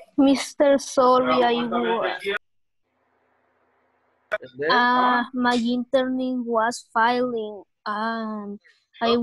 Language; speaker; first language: English; non-native, learner; Spanish